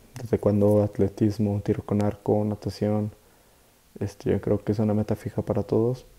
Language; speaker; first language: Spanish; native; Spanish